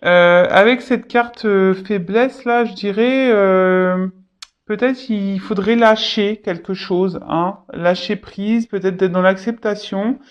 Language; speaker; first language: French; native; French